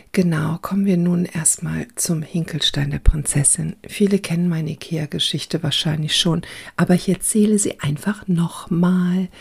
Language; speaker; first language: German; early bilingual, other home language; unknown